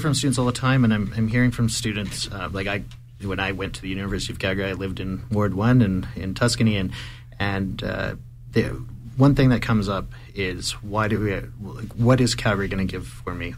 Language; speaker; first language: English; native; English